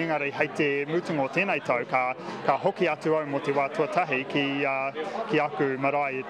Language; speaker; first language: Māori; non-native, local second language; English